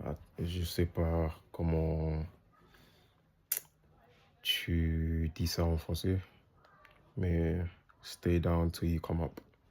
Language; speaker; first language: French; non-native, learner; English